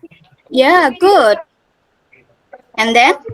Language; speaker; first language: English; non-native, fluent; Indonesian